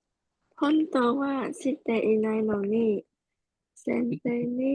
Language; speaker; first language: Japanese; non-native, learner; Khmer